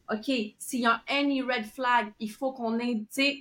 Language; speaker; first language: French; native; French